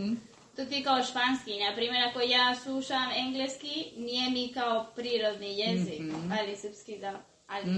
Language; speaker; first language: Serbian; early bilingual, heritage; Spanish